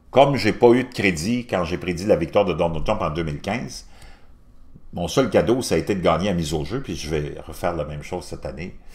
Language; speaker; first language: French; native; French